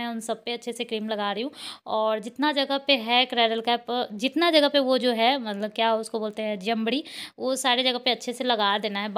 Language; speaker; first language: Hindi; native; Hindi